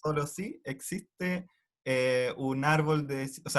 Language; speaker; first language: Spanish; native; Spanish